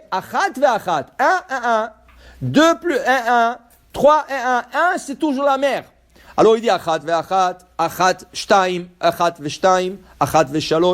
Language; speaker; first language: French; non-native, fluent; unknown